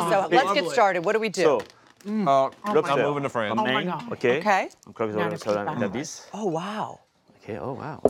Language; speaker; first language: English; non-native, fluent; French